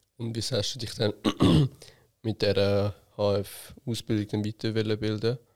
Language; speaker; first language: German; native; German